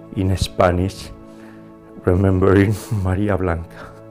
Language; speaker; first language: English; non-native, fluent; Spanish